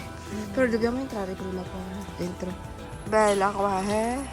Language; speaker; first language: Italian; non-native, learner; Filipino